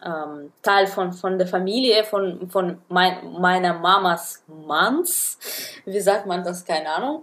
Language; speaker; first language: German; non-native, fluent; Russian